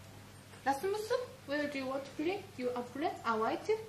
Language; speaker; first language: English; non-native, learner; Korean